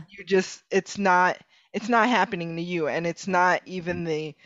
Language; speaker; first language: English; early bilingual, other home language; Spanish